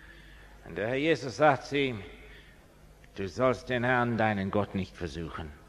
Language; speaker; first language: German; non-native, fluent; English